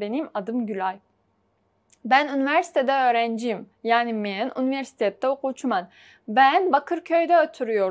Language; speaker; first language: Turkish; non-native, fluent; Uzbek